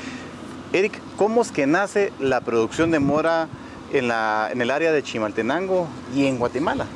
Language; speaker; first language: Spanish; native; Spanish